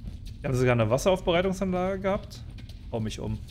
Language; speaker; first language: German; native; German